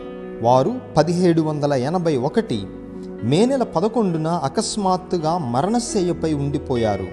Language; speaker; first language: Telugu; native; Telugu